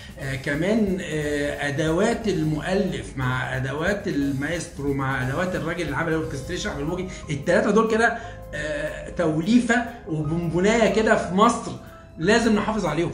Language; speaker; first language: Arabic; native; Arabic